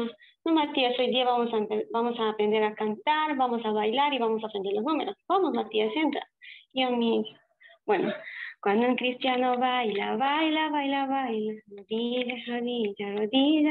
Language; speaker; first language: Spanish; native; Spanish